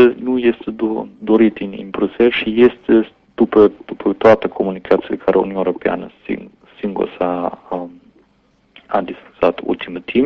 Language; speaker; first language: Romanian; non-native, learner; German